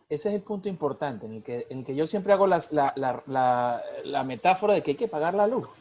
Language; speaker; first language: Spanish; native; Spanish